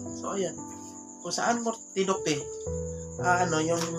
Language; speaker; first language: Filipino; non-native, local second language; Cebuano